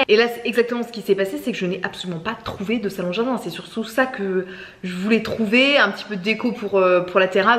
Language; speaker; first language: French; native; French